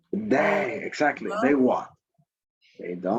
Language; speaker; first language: English; non-native, fluent; Spanish